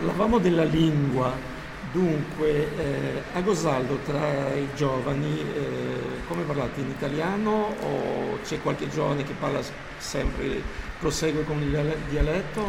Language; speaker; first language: Italian; non-native, fluent; French